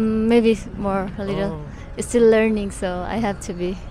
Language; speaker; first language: English; non-native, fluent; Nepali